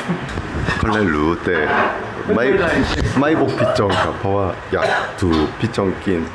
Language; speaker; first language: Thai; non-native, learner; Korean